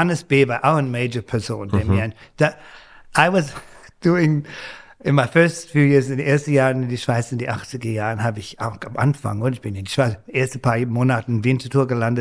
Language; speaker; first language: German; non-native, fluent; English